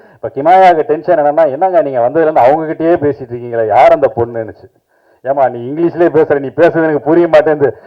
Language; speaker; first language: Tamil; native; Tamil